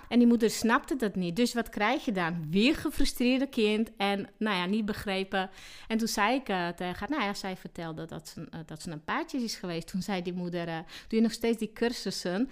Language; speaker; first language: Dutch; non-native, fluent; Slovak